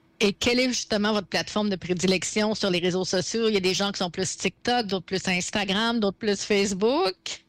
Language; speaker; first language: French; native; French